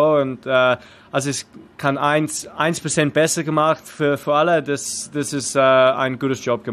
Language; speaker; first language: German; non-native, learner; English